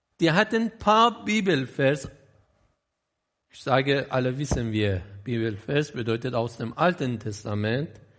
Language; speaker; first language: German; non-native, learner; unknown